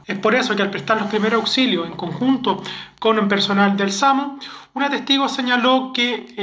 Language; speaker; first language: Spanish; native; Spanish